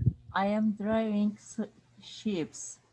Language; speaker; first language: English; non-native, learner; Turkish